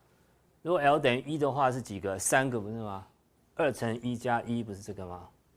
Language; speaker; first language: Chinese; native; Chinese